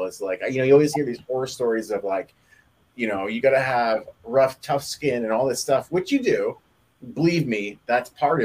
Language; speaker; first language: English; native; English